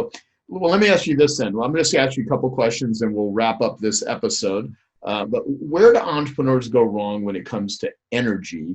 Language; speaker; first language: English; native; English